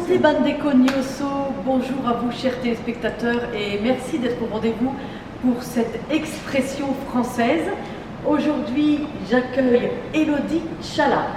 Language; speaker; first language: French; native; French